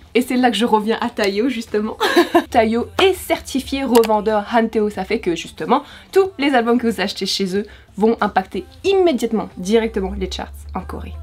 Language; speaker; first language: French; native; French